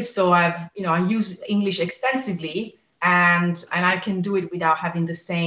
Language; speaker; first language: English; non-native, fluent; Italian